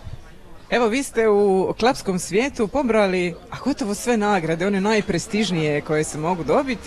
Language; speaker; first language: Croatian; native; Croatian